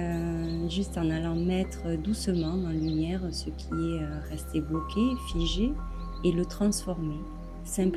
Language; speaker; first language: French; native; French